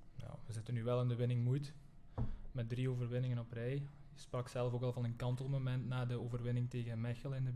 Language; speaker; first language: Dutch; native; Dutch